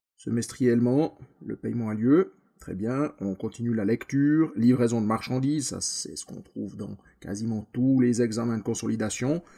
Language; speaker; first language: French; native; French